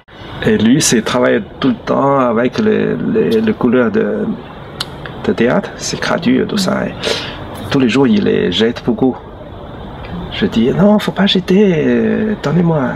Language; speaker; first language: French; non-native, learner; Chinese